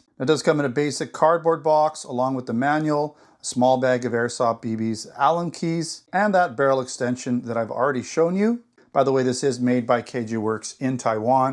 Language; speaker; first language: English; native; English